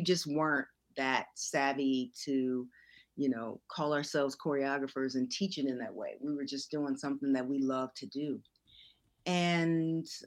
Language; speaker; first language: English; native; English